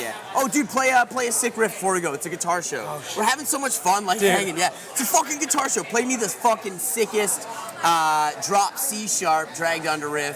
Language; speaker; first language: English; native; English